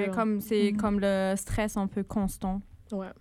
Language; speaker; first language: French; non-native, fluent; German